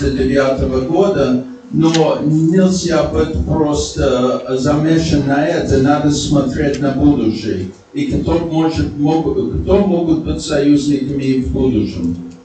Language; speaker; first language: Russian; non-native, fluent; English